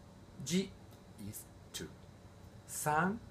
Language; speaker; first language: English; non-native, learner; Japanese